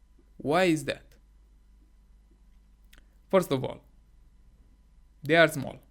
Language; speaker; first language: English; non-native, fluent; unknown